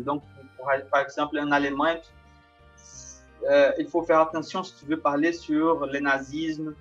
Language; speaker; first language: French; non-native, fluent; Portuguese